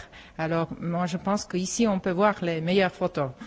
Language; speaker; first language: French; non-native, fluent; Czech